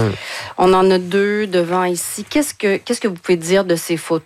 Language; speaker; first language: French; native; French